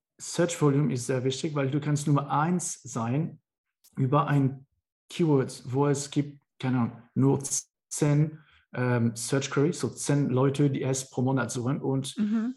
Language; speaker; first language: German; non-native, learner; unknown